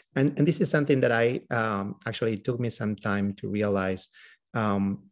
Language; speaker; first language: English; non-native, fluent; Spanish